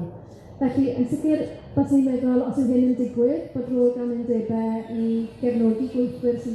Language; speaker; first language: Welsh; native; Welsh